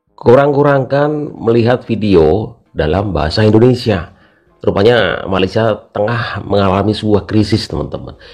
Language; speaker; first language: Indonesian; native; Indonesian